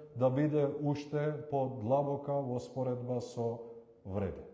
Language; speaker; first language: Macedonian; non-native, local second language; Albanian